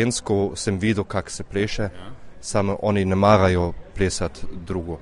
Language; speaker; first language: Slovenian; early bilingual, heritage; German